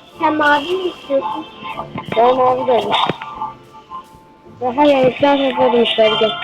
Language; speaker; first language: Turkish; native; Turkish